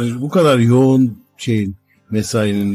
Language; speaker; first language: Turkish; native; Turkish